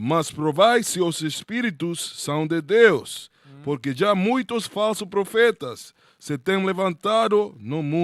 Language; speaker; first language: Portuguese; non-native, learner; Spanish